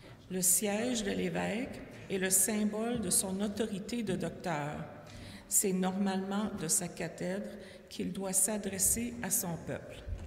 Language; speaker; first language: French; native; French